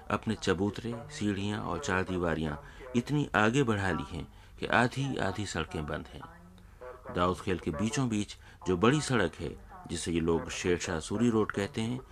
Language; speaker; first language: Urdu; native; Urdu